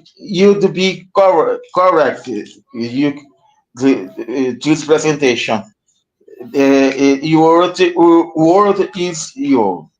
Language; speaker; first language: English; non-native, learner; Portuguese